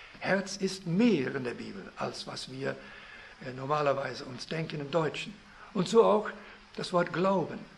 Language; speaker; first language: German; early bilingual, heritage; German